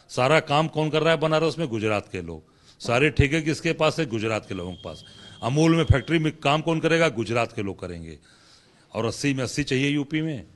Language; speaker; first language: Hindi; native; Hindi